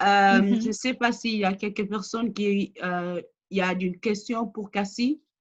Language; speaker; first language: French; non-native, learner; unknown